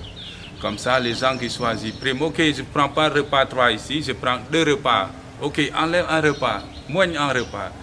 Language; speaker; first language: French; non-native, learner; Khmer